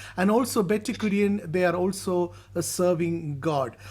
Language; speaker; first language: English; non-native, local second language; Malayalam